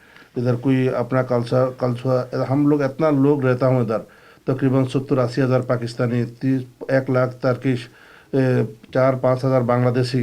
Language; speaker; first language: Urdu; non-native, fluent; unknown